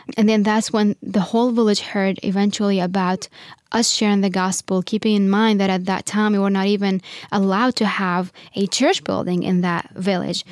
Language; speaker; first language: English; non-native, fluent; Arabic